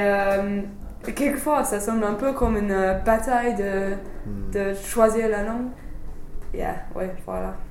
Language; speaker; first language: French; non-native, fluent; English